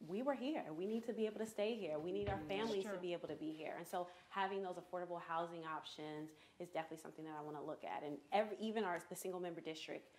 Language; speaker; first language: English; native; English